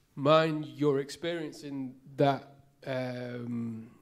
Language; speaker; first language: English; native; English